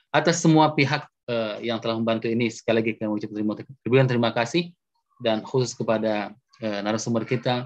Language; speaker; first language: Indonesian; native; Indonesian